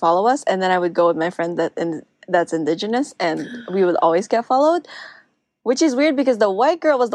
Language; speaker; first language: English; non-native, local second language; Filipino